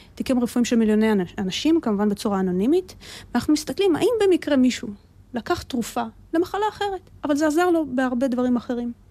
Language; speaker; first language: Hebrew; early bilingual, other home language; Russian